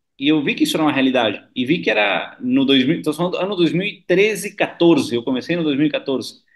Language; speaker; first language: Portuguese; non-native, fluent; Spanish